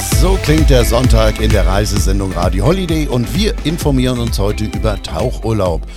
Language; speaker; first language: German; native; German